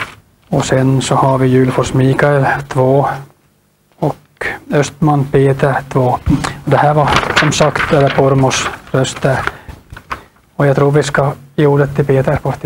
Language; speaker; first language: Swedish; native; Swedish